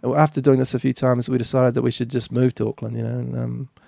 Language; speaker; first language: English; native; English